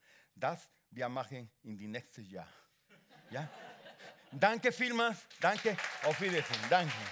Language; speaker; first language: German; non-native, learner; Spanish